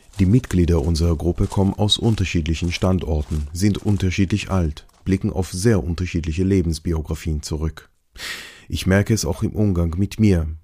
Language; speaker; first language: German; non-native, fluent; Hebrew